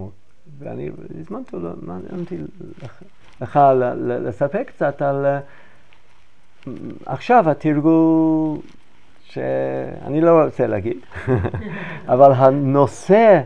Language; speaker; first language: Hebrew; non-native, learner; English